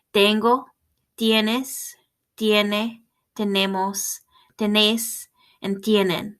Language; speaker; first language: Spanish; non-native, fluent; English